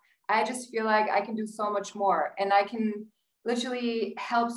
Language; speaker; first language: English; non-native, fluent; German